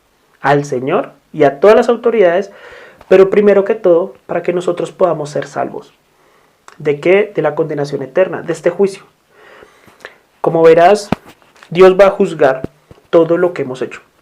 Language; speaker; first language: Spanish; native; Spanish